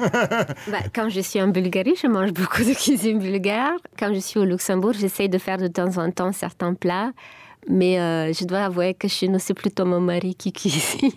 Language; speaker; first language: French; non-native, fluent; Bulgarian